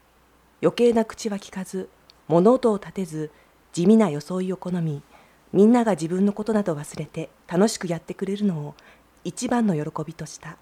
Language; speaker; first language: Japanese; native; Japanese